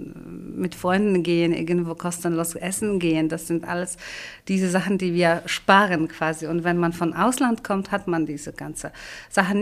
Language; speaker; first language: German; non-native, fluent; Polish